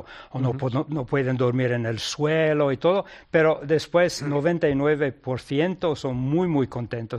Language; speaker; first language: Spanish; non-native, fluent; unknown